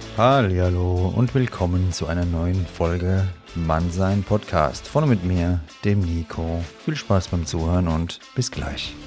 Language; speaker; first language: German; native; German